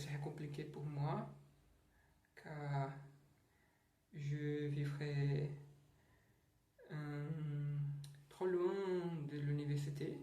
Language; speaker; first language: French; non-native, learner; Portuguese